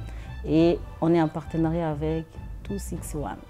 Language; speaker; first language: French; non-native, local second language; Swahili